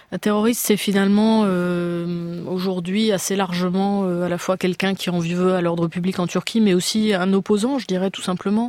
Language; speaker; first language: French; native; French